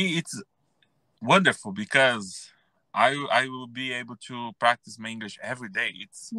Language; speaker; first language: English; non-native, learner; Portuguese